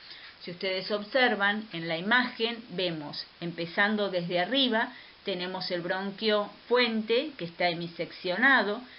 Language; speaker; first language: Spanish; native; Spanish